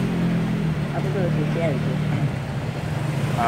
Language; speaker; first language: Chinese; non-native, local second language; Min Nan Chinese